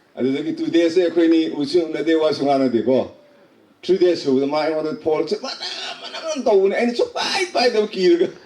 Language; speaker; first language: Manipuri; non-native, local second language; Tangkhul Naga (India)